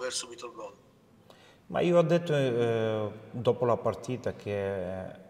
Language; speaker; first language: Italian; non-native, fluent; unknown